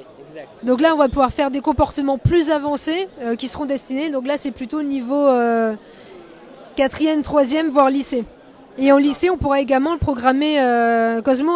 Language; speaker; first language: French; native; French